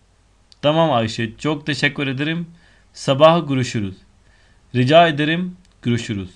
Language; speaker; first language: Turkish; non-native, fluent; Urdu